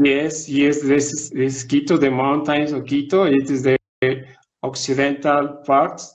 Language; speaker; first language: English; non-native, learner; Spanish